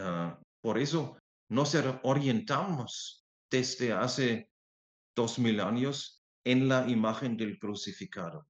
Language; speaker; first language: Spanish; non-native, fluent; German